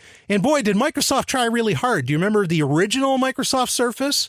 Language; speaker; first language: English; native; English